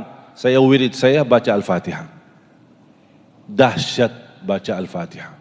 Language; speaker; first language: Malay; non-native, fluent; Arabic